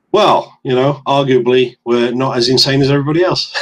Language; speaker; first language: English; native; English